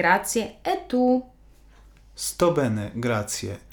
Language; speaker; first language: Italian; non-native, learner; Polish